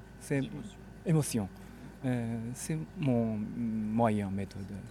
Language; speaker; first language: French; non-native, learner; Japanese